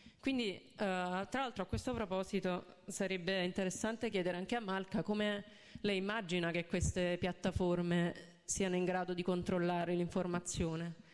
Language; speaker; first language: Italian; native; Italian